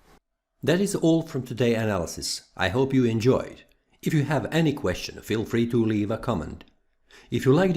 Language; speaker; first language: English; non-native, fluent; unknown